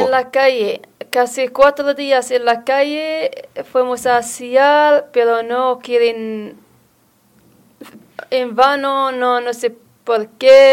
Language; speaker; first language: Spanish; non-native, learner; Arabic